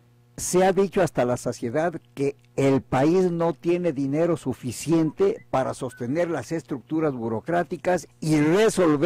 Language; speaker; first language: Spanish; native; Spanish